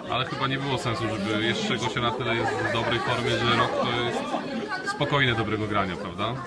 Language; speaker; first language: Polish; native; Polish